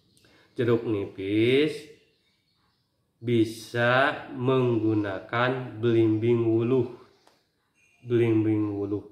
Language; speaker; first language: Indonesian; native; Indonesian